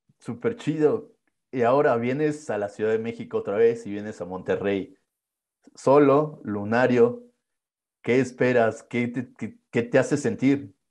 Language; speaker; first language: Spanish; native; Spanish